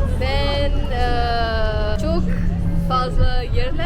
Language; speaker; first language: Turkish; non-native, learner; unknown